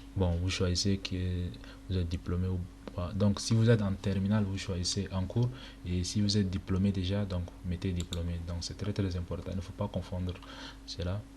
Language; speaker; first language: French; non-native, local second language; Arabic